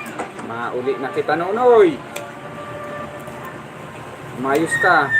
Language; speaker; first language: Filipino; native; Filipino